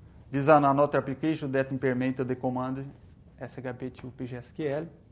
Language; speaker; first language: English; non-native, learner; Portuguese